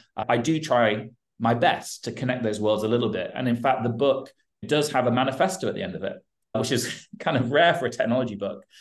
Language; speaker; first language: English; native; English